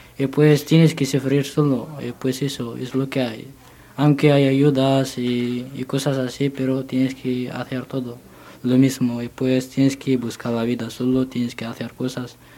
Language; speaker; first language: Spanish; non-native, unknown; Berber languages